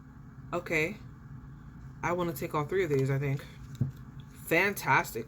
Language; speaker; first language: English; native; English